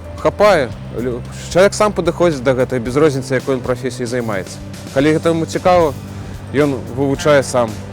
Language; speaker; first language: Belarusian; non-native, local second language; Russian